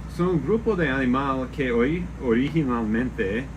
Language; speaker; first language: Spanish; non-native, learner; English